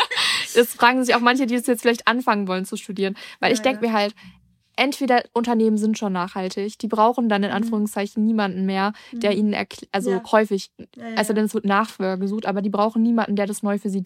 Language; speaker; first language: German; native; German